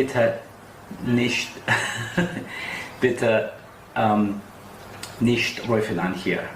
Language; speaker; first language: German; non-native, learner; English